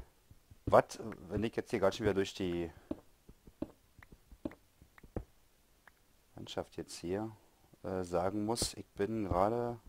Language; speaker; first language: German; native; German